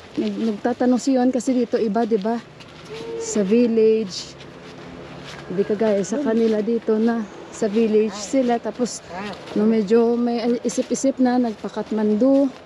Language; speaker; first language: Filipino; native; Filipino